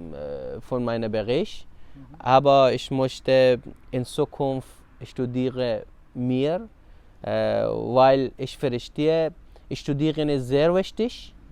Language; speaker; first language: German; non-native, learner; Persian